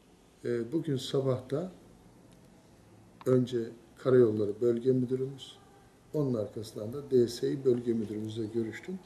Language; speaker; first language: Turkish; native; Turkish